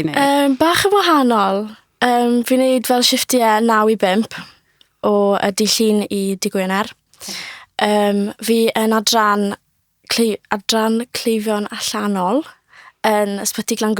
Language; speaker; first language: Welsh; native; Welsh